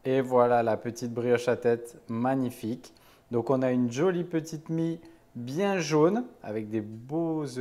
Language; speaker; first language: French; native; French